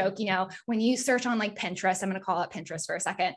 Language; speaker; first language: English; native; English